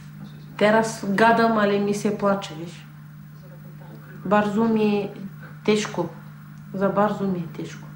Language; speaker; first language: Polish; non-native, learner; Turkish